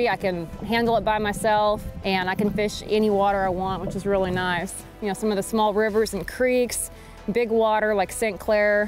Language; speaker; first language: English; native; English